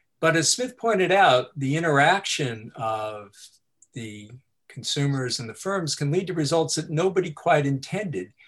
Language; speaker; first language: English; native; English